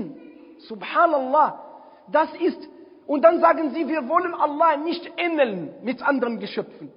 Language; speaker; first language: German; non-native, fluent; Arabic